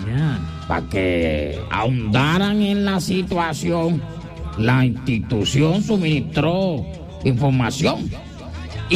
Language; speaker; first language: Spanish; native; Spanish